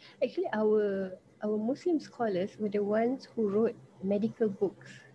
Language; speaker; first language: English; non-native, local second language; Malay